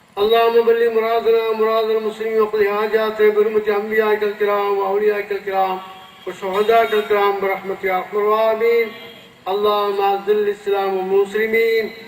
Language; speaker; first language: Arabic; non-native, fluent; Tamil